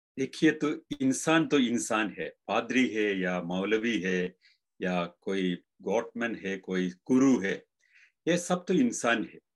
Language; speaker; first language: Hindi; non-native, local second language; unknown